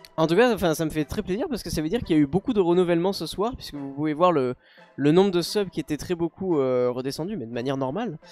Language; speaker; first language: French; native; French